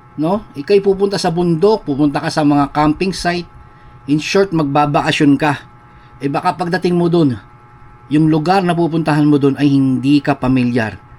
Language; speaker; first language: Filipino; non-native, local second language; Pampanga